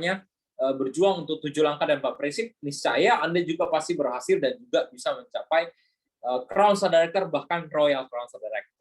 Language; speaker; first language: Indonesian; native; Indonesian